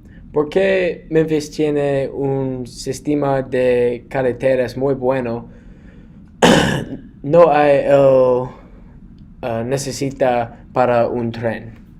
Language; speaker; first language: Spanish; non-native, learner; English